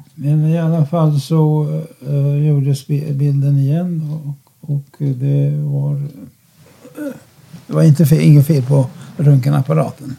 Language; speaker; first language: Swedish; non-native, fluent; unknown